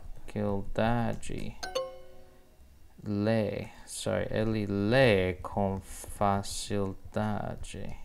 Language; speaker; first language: Portuguese; non-native, learner; English